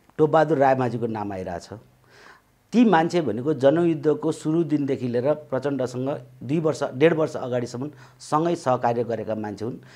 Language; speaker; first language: Nepali; native; Nepali